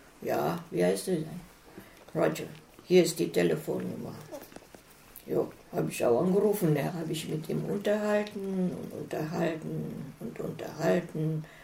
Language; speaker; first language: German; non-native, fluent; Filipino